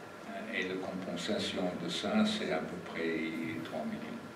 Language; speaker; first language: French; non-native, fluent; English